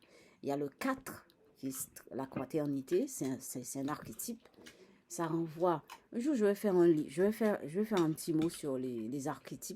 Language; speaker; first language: French; native; French